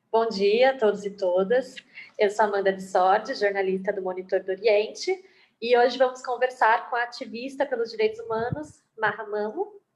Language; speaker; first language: Portuguese; native; Portuguese